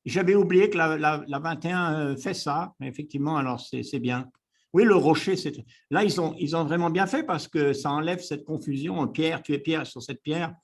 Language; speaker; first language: French; native; French